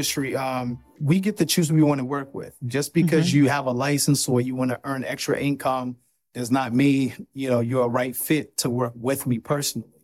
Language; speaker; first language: English; non-native, local second language; Yoruba